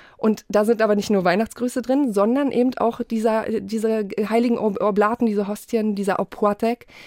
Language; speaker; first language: German; early bilingual, other home language; Polish